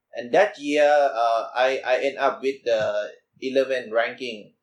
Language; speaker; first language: English; non-native, learner; Thai